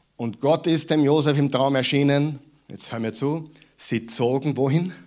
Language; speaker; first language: German; native; German